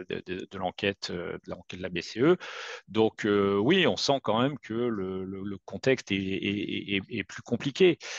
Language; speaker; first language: French; native; French